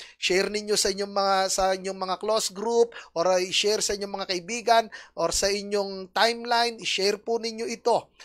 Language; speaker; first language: Filipino; native; Filipino